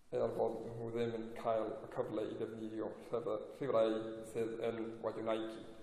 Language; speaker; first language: Welsh; non-native, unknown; Spanish